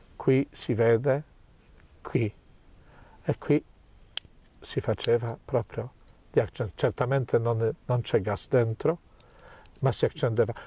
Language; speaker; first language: Italian; non-native, fluent; Polish